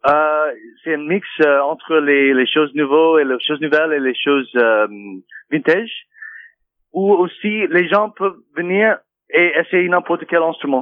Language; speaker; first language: French; non-native, fluent; English